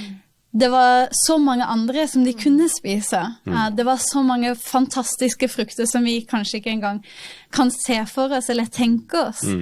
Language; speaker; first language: Norwegian; native; Norwegian